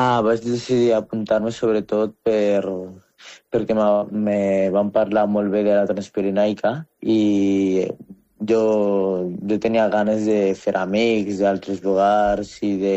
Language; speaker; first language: Catalan; non-native, fluent; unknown